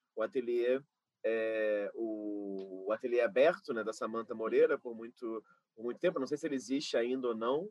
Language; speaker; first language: Portuguese; native; Portuguese